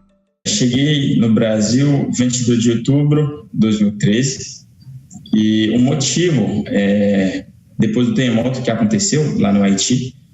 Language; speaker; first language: Portuguese; non-native, fluent; Haitian Creole